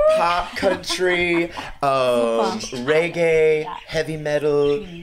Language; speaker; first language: German; non-native, learner; English